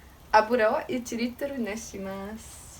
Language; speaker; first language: Japanese; non-native, fluent; Serbian